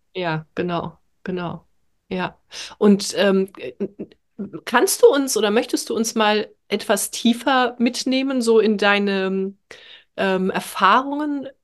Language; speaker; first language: German; non-native, fluent; Swedish